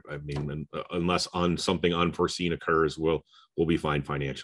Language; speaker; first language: English; native; English